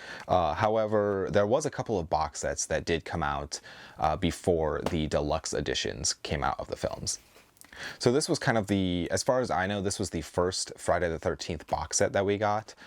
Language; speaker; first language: English; native; English